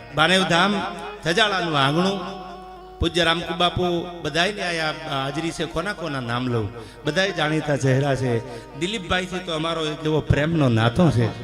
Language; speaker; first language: Gujarati; native; Gujarati